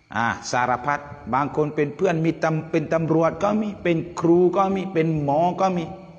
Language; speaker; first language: Thai; non-native, local second language; Pattani Malay